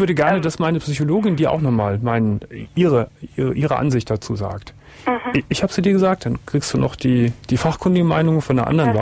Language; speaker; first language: German; native; German